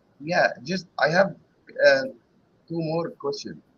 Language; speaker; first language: English; non-native, learner; Arabic